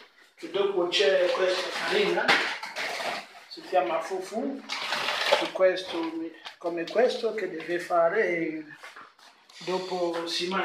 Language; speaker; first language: Italian; non-native, learner; English